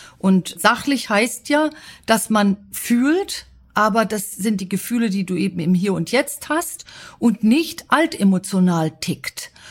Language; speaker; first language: German; native; German